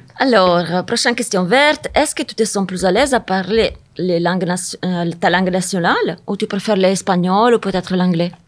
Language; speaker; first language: French; non-native, fluent; Italian